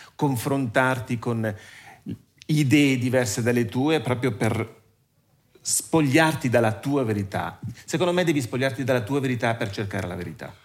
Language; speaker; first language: Italian; native; Italian